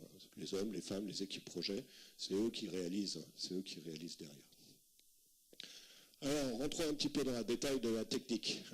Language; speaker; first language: French; native; French